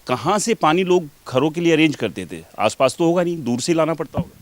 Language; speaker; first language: Hindi; native; Hindi